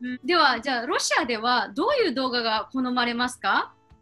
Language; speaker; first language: Japanese; native; Japanese